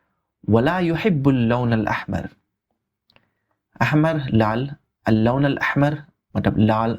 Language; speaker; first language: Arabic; non-native, fluent; Urdu